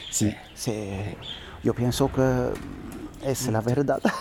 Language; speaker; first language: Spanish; non-native, learner; French